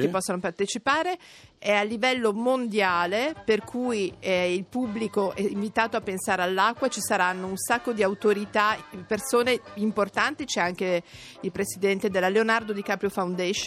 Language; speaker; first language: Italian; native; Italian